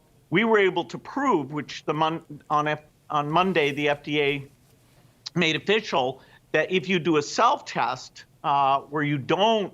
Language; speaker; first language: English; native; English